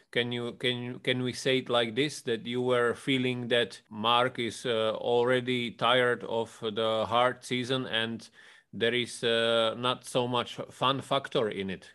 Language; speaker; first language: English; non-native, fluent; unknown